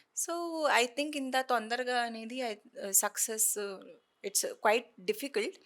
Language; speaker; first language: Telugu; non-native, fluent; Hindi